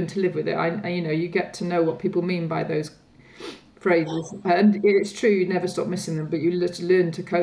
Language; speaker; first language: English; native; English